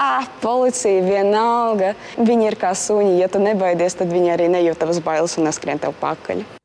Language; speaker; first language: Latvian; non-native, local second language; Russian